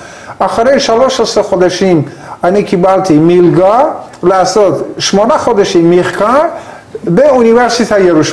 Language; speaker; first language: Hebrew; non-native, learner; Persian